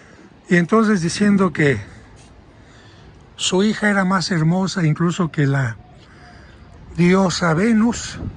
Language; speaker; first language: Spanish; native; Spanish